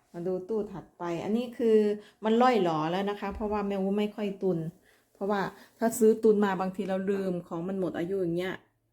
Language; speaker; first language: Thai; native; Thai